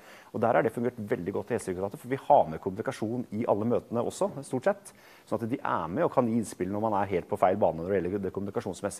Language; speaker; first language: Norwegian; native; Norwegian